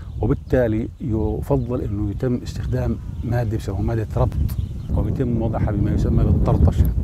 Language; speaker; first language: Arabic; native; Arabic